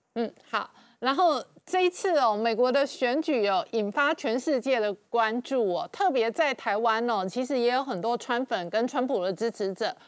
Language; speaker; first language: Chinese; native; Chinese